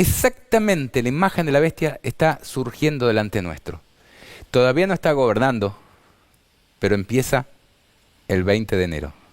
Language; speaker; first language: Spanish; native; Spanish